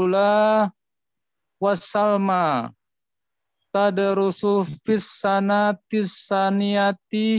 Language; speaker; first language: Arabic; non-native, learner; Indonesian